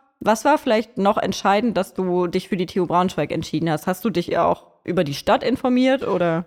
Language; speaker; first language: German; native; German